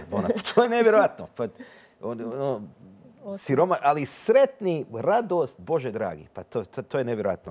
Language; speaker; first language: Serbian; early bilingual, heritage; Serbian